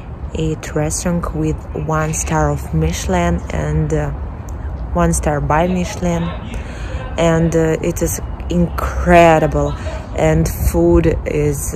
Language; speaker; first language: English; non-native, learner; Russian